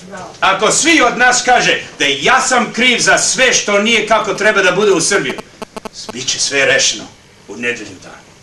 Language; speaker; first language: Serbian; early bilingual, heritage; Serbian